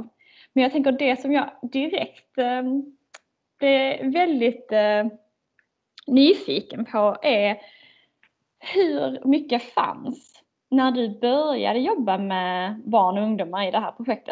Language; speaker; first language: Swedish; native; Swedish